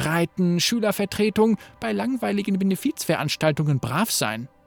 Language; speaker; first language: German; native; German